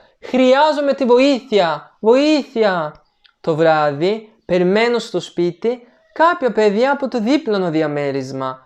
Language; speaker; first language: Greek; non-native, fluent; Turkish